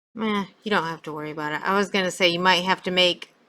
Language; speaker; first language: English; native; English